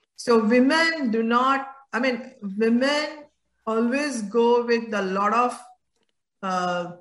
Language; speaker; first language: English; non-native, local second language; Gujarati